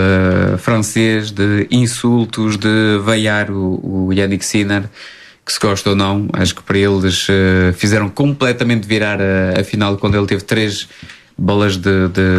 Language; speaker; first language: Portuguese; native; Portuguese